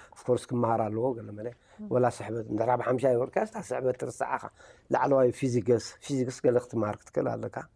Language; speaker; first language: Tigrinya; native; Tigrinya